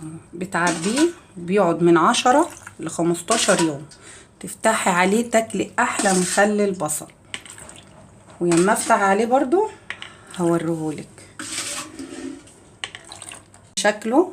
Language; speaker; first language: Arabic; native; Arabic